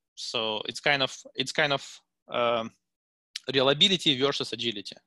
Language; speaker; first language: English; non-native, fluent; Russian